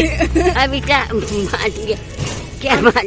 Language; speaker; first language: Hindi; non-native, local second language; Nepali